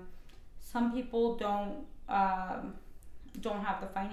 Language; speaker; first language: English; native; English